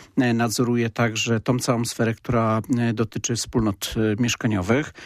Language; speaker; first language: Polish; native; Polish